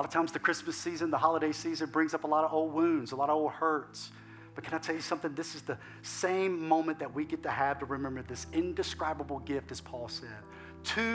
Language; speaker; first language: English; native; English